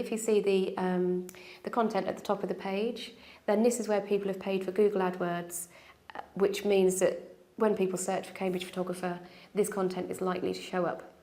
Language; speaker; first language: English; native; English